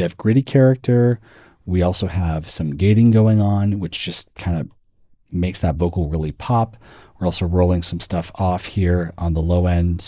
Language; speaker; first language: English; native; English